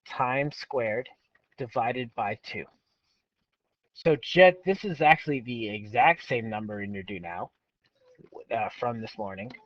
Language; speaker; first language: English; native; English